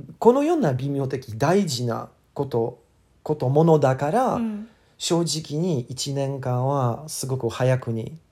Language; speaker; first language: Japanese; non-native, learner; English